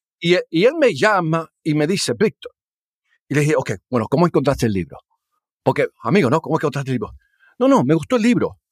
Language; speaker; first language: Spanish; early bilingual, heritage; Spanish